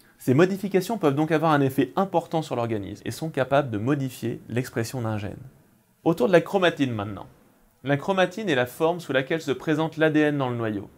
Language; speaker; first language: French; native; French